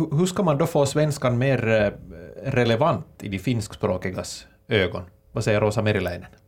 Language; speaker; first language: Swedish; native; Swedish